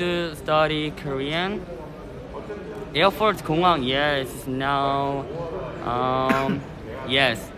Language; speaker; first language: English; non-native, learner; Korean